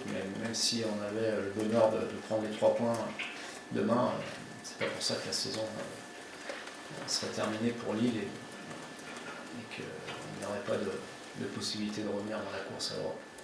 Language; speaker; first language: French; native; French